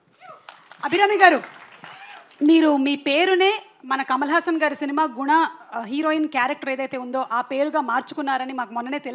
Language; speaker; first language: Telugu; native; Telugu